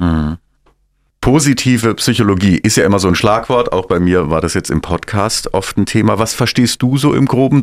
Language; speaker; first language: German; native; German